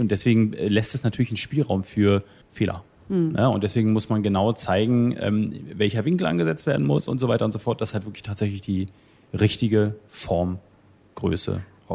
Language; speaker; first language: German; native; German